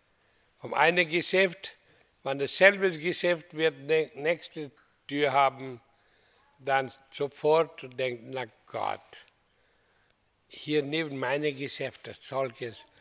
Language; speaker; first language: German; non-native, learner; Hindi